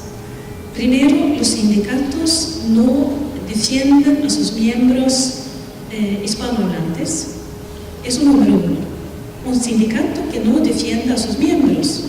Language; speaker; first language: Spanish; non-native, fluent; Swedish